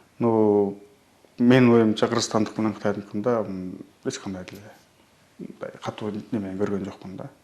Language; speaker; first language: Kyrgyz; early bilingual, heritage; Kyrgyz